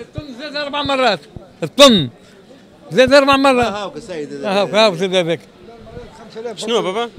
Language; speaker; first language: Arabic; native; Arabic